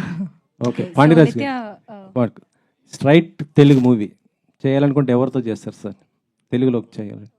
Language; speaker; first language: Telugu; native; Telugu